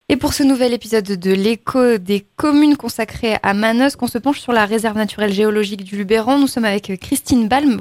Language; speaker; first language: French; native; French